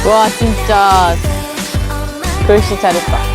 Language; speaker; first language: Korean; non-native, fluent; Japanese